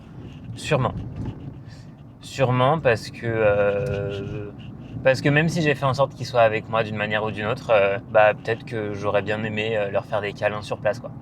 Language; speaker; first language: French; native; French